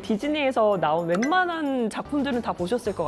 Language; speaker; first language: Korean; native; Korean